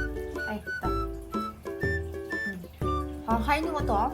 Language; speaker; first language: Filipino; native; Filipino